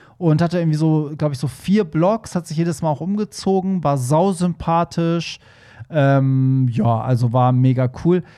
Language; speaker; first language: German; native; German